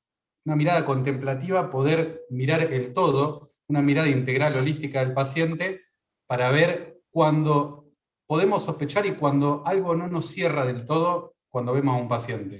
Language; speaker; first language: Spanish; native; Spanish